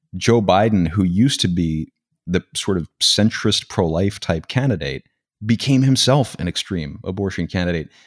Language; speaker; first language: English; native; English